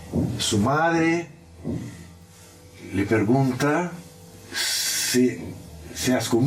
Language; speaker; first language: Spanish; non-native, learner; Portuguese